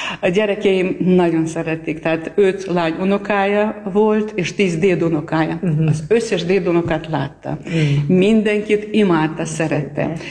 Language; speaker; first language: Hungarian; non-native, fluent; Armenian